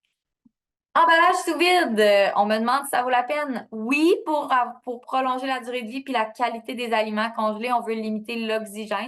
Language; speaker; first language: French; native; French